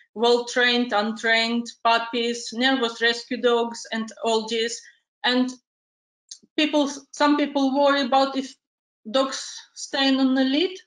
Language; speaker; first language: English; non-native, fluent; Ukrainian